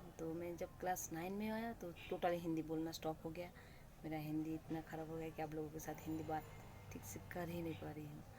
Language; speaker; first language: Hindi; non-native, local second language; Bangla